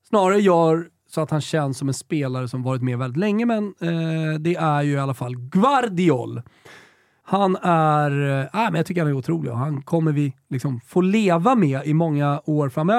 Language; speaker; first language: Swedish; native; Swedish